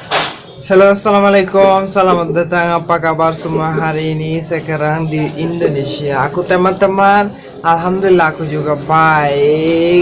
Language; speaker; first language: Indonesian; non-native, learner; Bangla